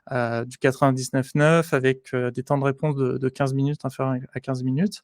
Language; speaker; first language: French; native; French